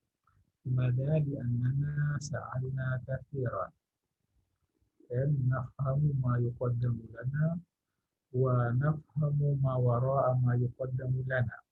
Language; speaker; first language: Arabic; non-native, fluent; Indonesian